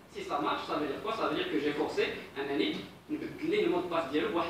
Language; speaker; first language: French; non-native, local second language; Arabic